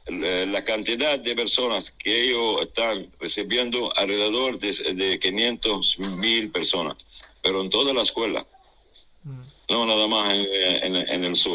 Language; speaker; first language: Spanish; non-native, fluent; Arabic